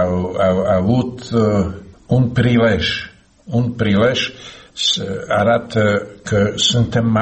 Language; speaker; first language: Romanian; non-native, learner; Slovak